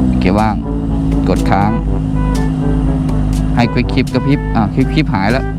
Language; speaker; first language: Thai; native; Thai